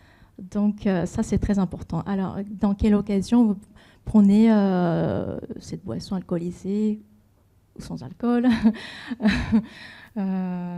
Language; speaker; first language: French; non-native, fluent; Japanese